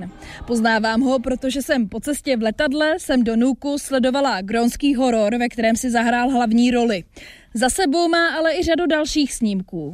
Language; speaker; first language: Czech; native; Czech